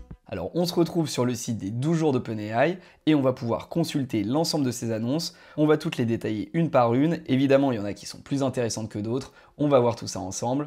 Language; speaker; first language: French; native; French